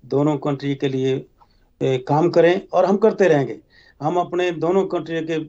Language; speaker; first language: Hindi; native; Hindi